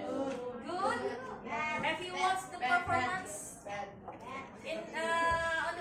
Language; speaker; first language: English; non-native, learner; Indonesian